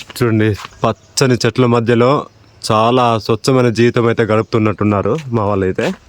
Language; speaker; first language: Telugu; non-native, local second language; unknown